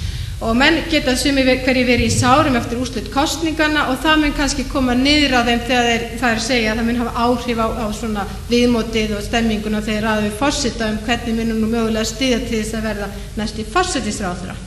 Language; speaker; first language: Icelandic; native; Icelandic